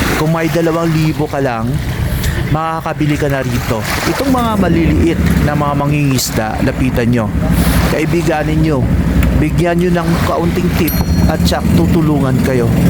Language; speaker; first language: Filipino; non-native, local second language; Cebuano